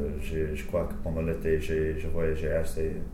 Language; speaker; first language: French; non-native, fluent; English